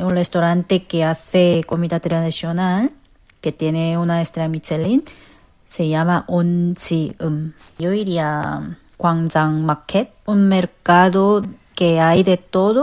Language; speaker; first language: Spanish; non-native, fluent; Korean